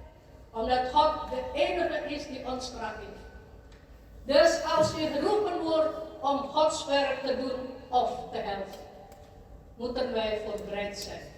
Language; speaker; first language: Dutch; non-native, fluent; Indonesian